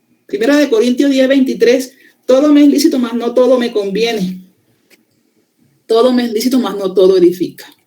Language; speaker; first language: Spanish; native; Spanish